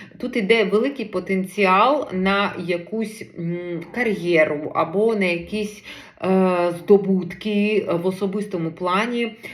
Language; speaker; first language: Ukrainian; non-native, local second language; Russian